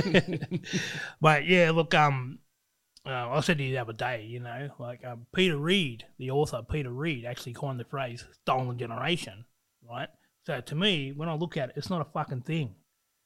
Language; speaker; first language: English; native; English